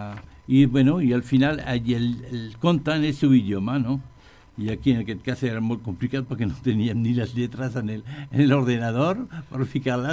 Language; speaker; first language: Catalan; non-native, learner; French